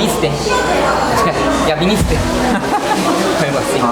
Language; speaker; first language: Spanish; non-native, fluent; Korean